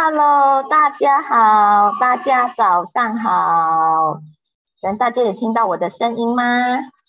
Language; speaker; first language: Chinese; native; Chinese